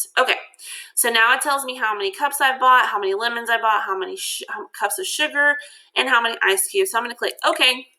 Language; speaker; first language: English; native; English